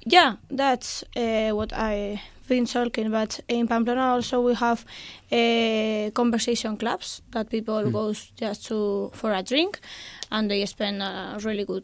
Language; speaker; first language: English; non-native, learner; Spanish